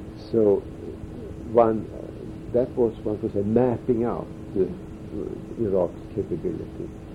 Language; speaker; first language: English; non-native, fluent; Swedish